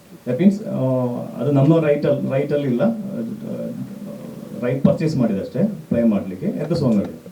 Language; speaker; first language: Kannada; non-native, local second language; Malayalam